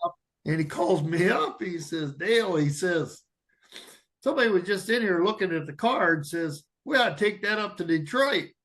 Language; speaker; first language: English; native; English